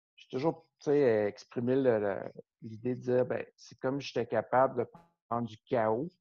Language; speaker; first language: French; native; French